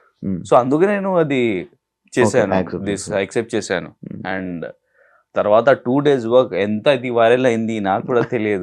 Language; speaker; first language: Telugu; non-native, learner; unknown